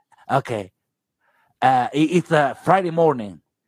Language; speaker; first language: English; non-native, fluent; Italian